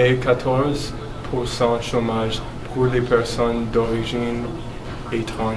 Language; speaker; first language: French; non-native, learner; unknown